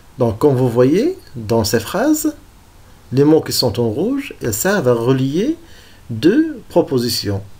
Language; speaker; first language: French; non-native, local second language; Arabic